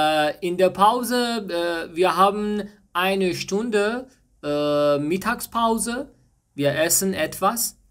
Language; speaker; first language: German; non-native, learner; Persian